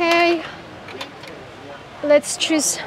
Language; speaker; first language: English; non-native, learner; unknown